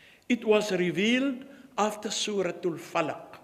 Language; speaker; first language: English; early bilingual, other home language; Afrikaans